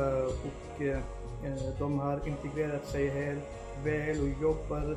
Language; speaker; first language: Swedish; non-native, fluent; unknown